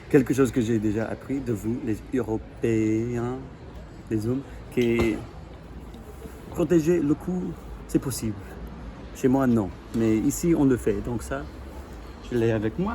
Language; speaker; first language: French; non-native, fluent; English